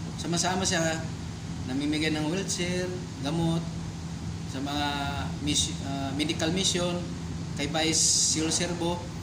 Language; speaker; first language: Filipino; non-native, local second language; Cebuano